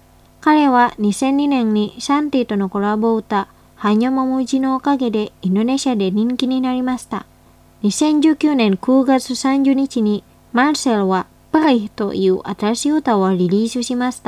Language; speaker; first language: Japanese; non-native, fluent; Indonesian